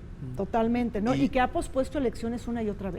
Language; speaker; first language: Spanish; native; Spanish